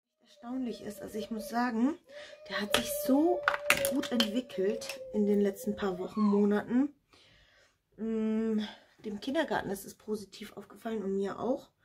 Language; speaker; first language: German; non-native, fluent; Russian